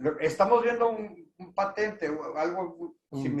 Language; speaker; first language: Spanish; native; Spanish